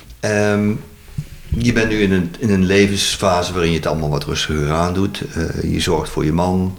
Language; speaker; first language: Dutch; native; Dutch